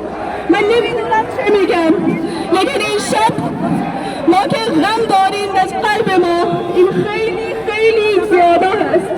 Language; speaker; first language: Persian; non-native, learner; Urdu